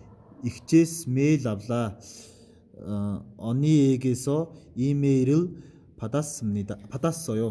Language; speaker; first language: Korean; non-native, fluent; Mongolian